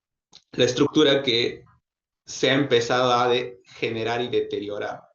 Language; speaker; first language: Spanish; native; Spanish